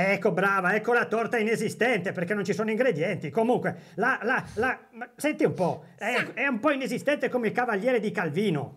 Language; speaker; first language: Italian; native; Italian